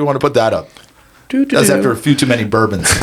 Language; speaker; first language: English; native; English